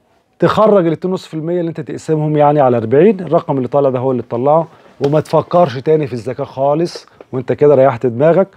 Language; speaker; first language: Arabic; native; Arabic